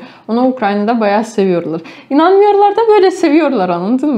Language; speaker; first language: Turkish; non-native, fluent; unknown